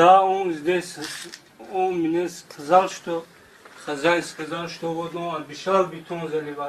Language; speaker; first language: Russian; non-native, learner; Tajik